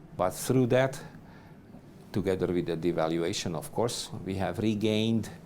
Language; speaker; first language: English; non-native, fluent; Hungarian